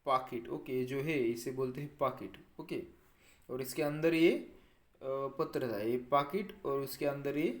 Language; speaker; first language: Hindi; non-native, local second language; Marathi